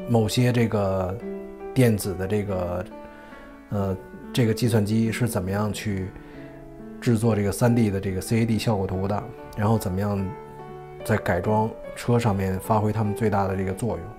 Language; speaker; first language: Chinese; native; Chinese